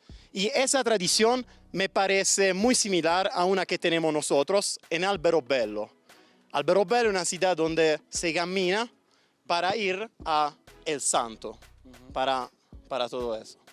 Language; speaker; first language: Spanish; non-native, learner; Italian